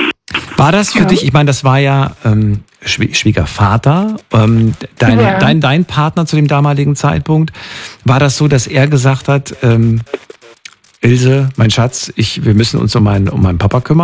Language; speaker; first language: German; native; German